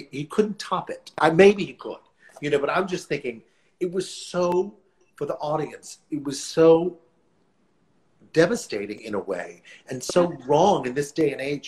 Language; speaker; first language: English; native; English